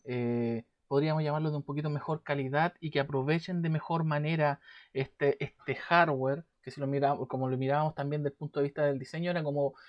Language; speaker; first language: Spanish; native; Spanish